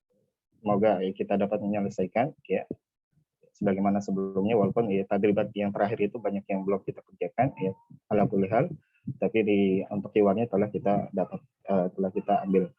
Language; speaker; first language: Indonesian; native; Indonesian